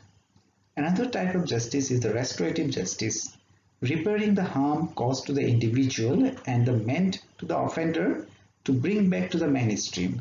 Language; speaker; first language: English; non-native, local second language; Assamese